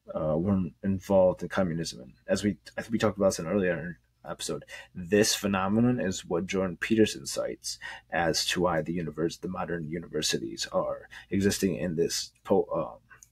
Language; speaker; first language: English; native; English